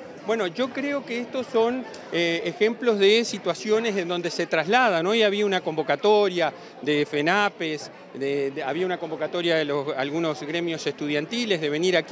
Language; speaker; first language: Spanish; native; Spanish